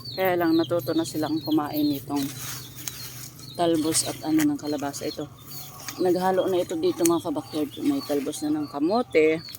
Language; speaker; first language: Filipino; non-native, local second language; Iloko